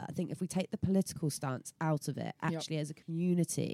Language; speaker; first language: English; native; English